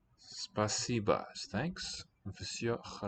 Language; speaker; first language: Russian; non-native, learner; English